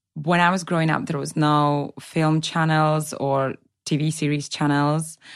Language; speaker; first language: English; non-native, fluent; Russian